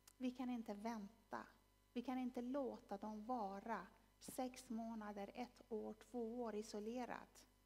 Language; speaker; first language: Swedish; non-native, fluent; Persian